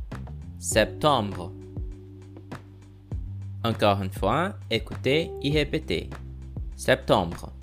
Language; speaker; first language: French; non-native, fluent; Portuguese